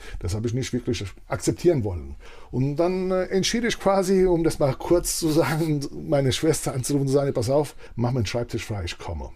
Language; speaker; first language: German; early bilingual, other home language; Italian